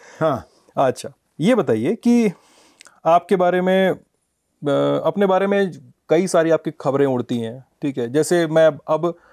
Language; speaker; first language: Hindi; native; Hindi